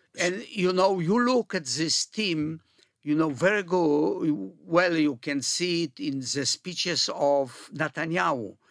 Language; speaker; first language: English; non-native, fluent; Polish